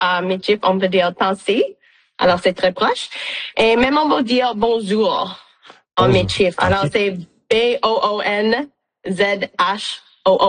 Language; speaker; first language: French; non-native, local second language; English